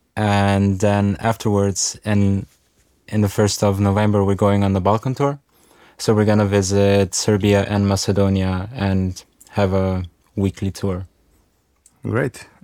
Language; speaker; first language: English; non-native, fluent; Macedonian